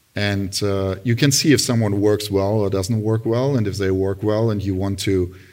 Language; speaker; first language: English; non-native, fluent; German